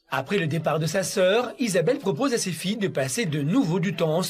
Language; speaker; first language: French; native; French